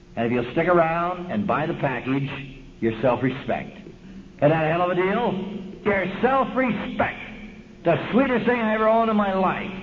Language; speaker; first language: English; native; English